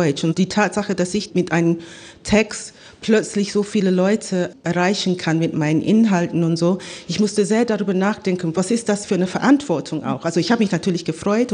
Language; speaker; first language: German; non-native, fluent; English